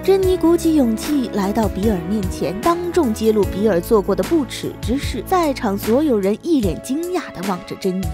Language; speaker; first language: Chinese; native; Chinese